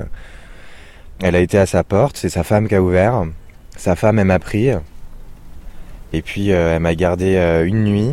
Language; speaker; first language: French; native; French